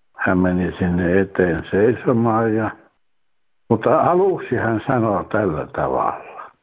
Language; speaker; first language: Finnish; native; Finnish